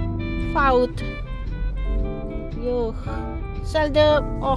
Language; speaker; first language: Dutch; non-native, learner; Indonesian